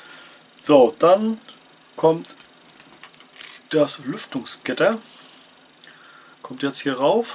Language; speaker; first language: German; native; German